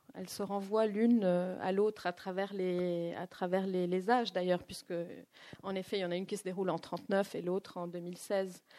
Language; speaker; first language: French; non-native, local second language; Arabic